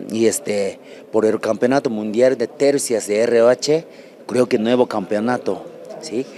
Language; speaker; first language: Spanish; non-native, learner; Japanese